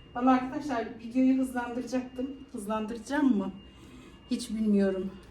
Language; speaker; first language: Turkish; native; Turkish